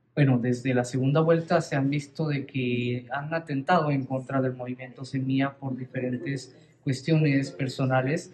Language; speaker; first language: Spanish; native; Spanish